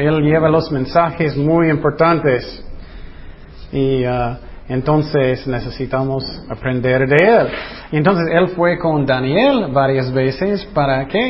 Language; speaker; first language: Spanish; non-native, fluent; English